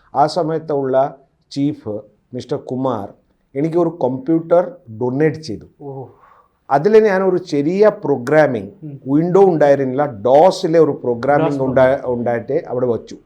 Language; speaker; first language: Malayalam; non-native, local second language; Odia